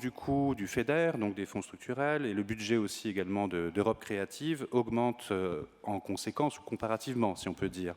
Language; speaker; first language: French; native; French